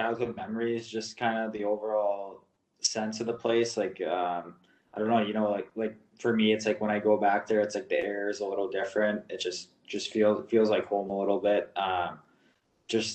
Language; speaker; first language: English; non-native, fluent; Russian